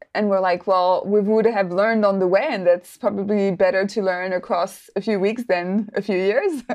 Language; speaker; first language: English; non-native, fluent; French